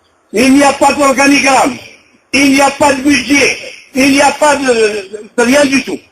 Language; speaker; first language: French; non-native, local second language; Arabic